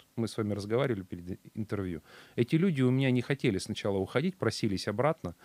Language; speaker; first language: Russian; native; Russian